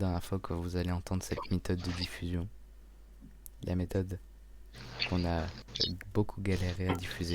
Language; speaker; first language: French; native; French